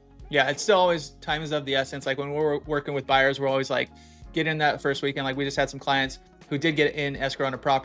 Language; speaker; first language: English; native; English